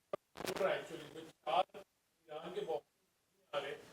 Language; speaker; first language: Hindi; native; Hindi